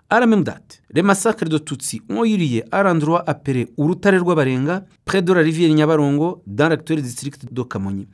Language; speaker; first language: French; non-native, local second language; Kinyarwanda